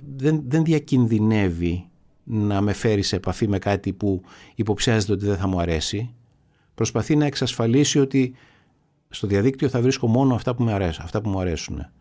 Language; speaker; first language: Greek; native; Greek